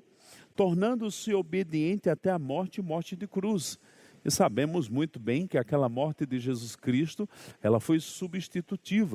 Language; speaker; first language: Portuguese; native; Portuguese